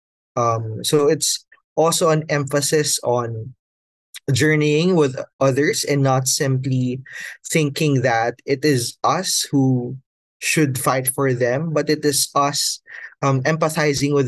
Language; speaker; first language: English; non-native, local second language; Filipino